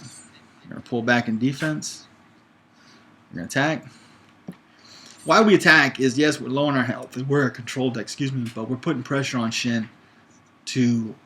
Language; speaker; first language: English; native; English